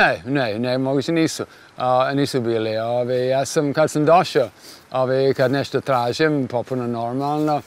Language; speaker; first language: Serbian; non-native, fluent; English